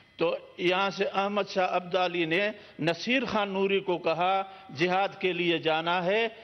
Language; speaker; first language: Urdu; non-native, local second language; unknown